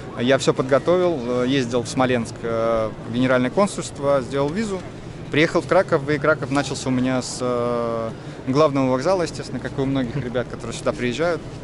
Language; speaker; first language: Russian; native; Russian